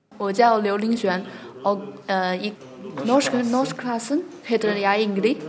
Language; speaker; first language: Norwegian; non-native, learner; Chinese